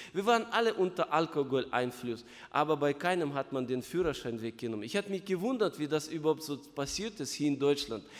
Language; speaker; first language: German; non-native, fluent; Russian